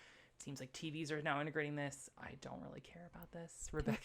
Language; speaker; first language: English; native; English